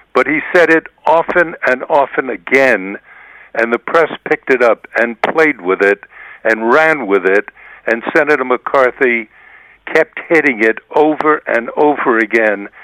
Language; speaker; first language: English; native; English